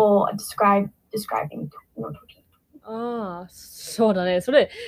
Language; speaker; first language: Japanese; non-native, learner; English